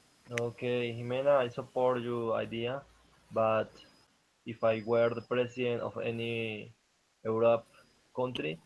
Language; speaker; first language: English; non-native, learner; Spanish